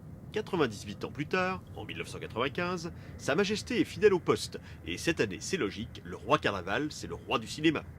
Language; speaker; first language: French; native; French